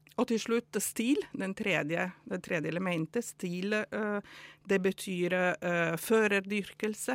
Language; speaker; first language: Norwegian; non-native, fluent; Italian